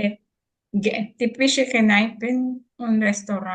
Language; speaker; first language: German; non-native, learner; Filipino